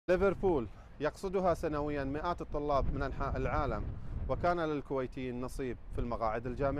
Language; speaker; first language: Arabic; native; Arabic